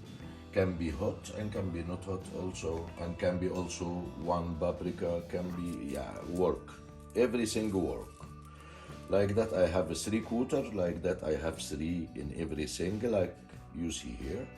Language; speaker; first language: English; non-native, learner; Arabic